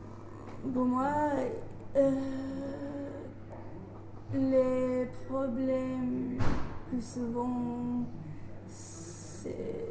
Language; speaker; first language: French; non-native, learner; English